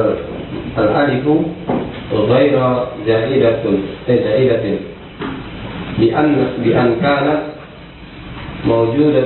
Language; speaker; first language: Arabic; non-native, learner; Indonesian